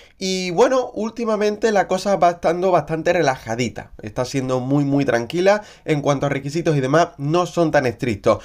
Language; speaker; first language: Spanish; native; Spanish